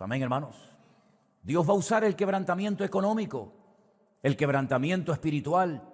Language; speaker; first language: Spanish; native; Spanish